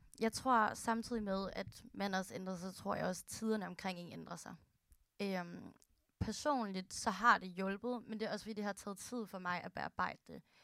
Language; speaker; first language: Danish; early bilingual, other home language; Filipino